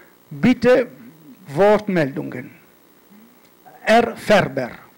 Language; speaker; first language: German; non-native, fluent; Italian